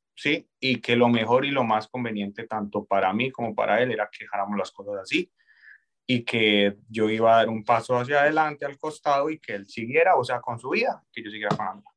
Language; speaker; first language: Spanish; native; Spanish